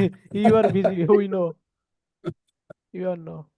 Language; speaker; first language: English; non-native, learner; Bangla